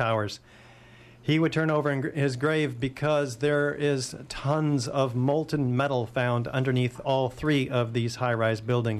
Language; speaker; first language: English; native; English